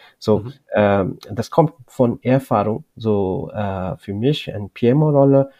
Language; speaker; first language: German; non-native, learner; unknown